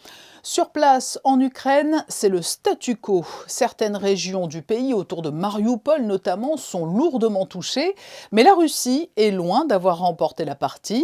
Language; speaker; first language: French; native; French